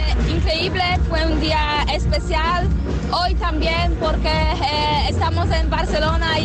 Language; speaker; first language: Spanish; non-native, learner; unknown